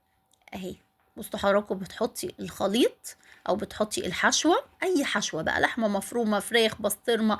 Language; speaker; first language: Arabic; native; Arabic